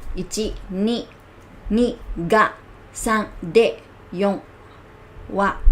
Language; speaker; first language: Japanese; non-native, learner; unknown